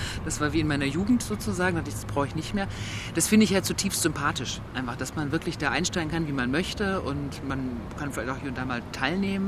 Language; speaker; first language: German; native; German